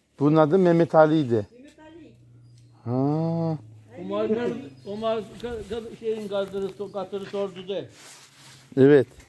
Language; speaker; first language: Turkish; early bilingual, heritage; Turkish